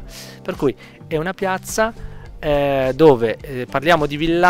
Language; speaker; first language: Italian; native; Italian